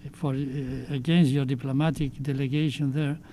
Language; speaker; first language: English; non-native, fluent; Spanish